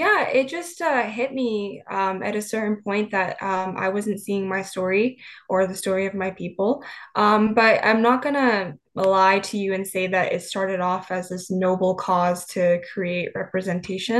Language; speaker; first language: English; native; English